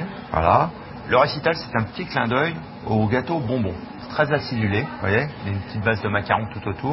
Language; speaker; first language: French; native; French